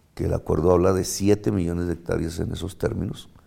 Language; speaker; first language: Spanish; native; Spanish